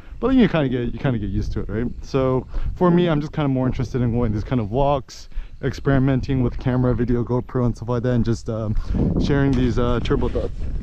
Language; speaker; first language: English; early bilingual, other home language; Korean